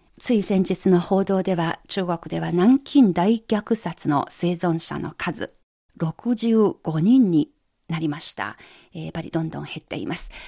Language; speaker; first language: Japanese; non-native, fluent; Chinese